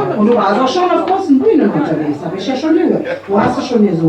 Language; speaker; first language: German; native; German